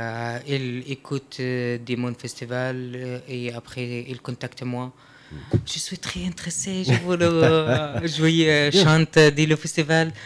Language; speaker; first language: French; non-native, learner; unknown